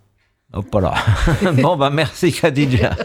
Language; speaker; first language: French; native; French